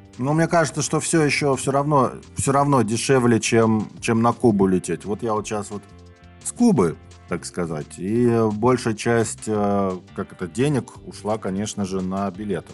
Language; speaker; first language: Russian; native; Russian